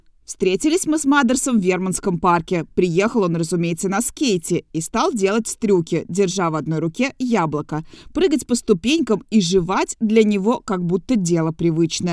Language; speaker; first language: Russian; native; Russian